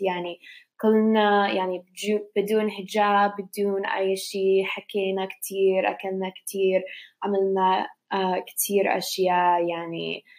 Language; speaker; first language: Arabic; non-native, learner; English